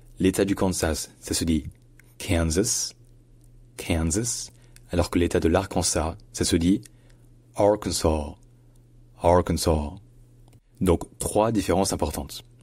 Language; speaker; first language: French; native; French